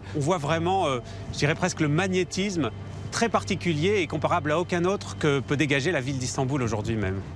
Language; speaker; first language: French; native; French